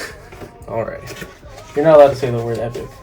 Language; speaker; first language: English; native; English